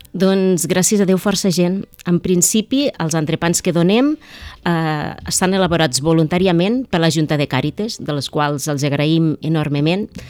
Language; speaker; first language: Catalan; native; Catalan